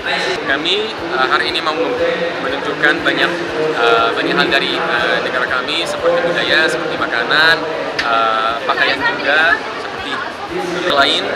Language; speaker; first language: Indonesian; non-native, fluent; Arabic